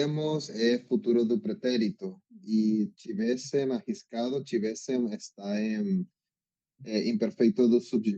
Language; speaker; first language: Portuguese; non-native, learner; Spanish